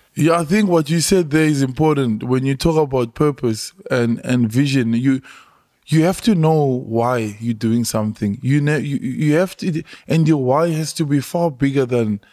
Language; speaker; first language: English; non-native, local second language; Xhosa